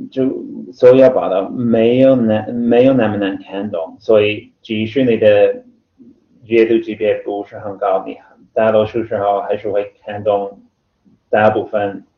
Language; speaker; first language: Chinese; non-native, fluent; English